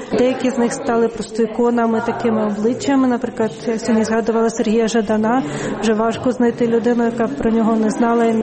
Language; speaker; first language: Ukrainian; native; Ukrainian